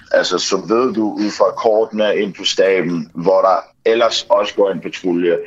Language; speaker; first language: Danish; early bilingual, other home language; Ukrainian